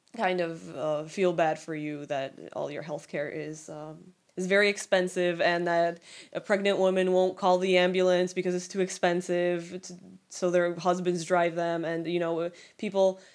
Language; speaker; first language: English; non-native, fluent; Polish